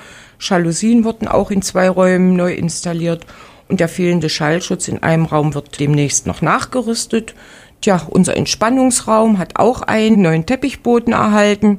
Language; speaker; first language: German; native; German